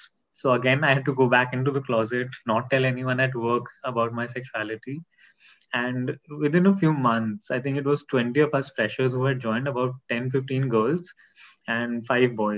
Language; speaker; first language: English; non-native, local second language; Hindi